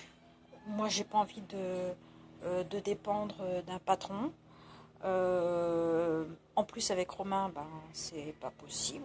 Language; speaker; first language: French; native; French